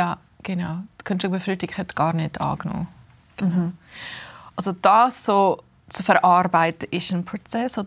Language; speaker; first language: German; early bilingual, heritage; English